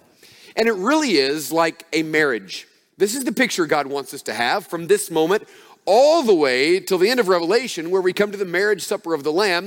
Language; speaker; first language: English; native; English